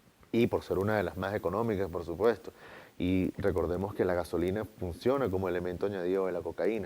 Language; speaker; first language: Spanish; native; Spanish